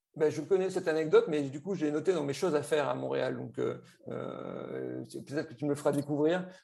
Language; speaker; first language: French; native; French